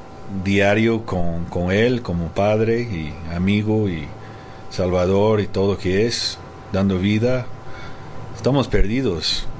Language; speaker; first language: Spanish; non-native, fluent; English